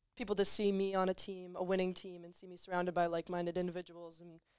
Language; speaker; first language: English; native; English